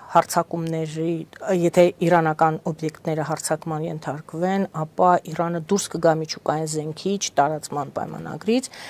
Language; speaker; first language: Armenian; native; Armenian